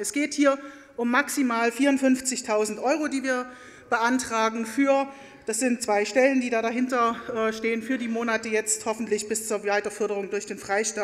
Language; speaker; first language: German; native; German